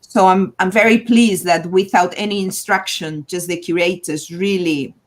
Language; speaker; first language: English; non-native, fluent; Catalan